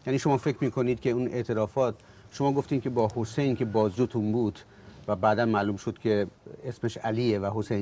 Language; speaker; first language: Persian; native; Persian